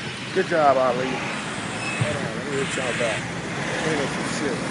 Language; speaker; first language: English; native; English